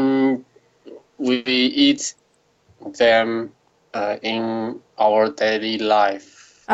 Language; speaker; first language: English; non-native, learner; Chinese